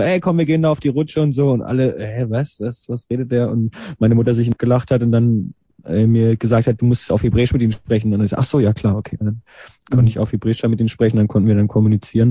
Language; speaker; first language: German; native; German